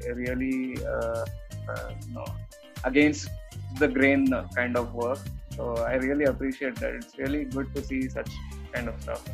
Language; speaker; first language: English; non-native, local second language; Marathi